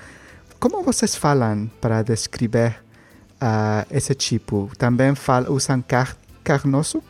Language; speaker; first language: Portuguese; non-native, learner; Spanish